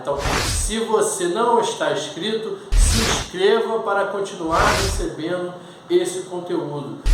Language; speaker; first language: Portuguese; native; Portuguese